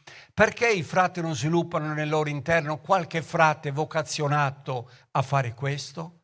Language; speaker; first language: Italian; native; Italian